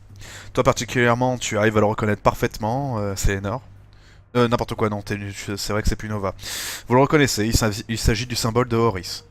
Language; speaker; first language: French; native; French